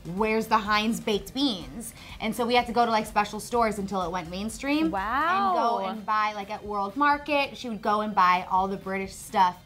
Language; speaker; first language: English; native; English